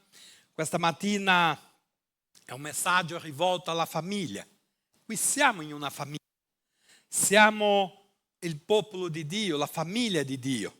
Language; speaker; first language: Italian; non-native, fluent; Portuguese